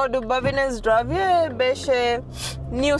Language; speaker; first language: Macedonian; non-native, learner; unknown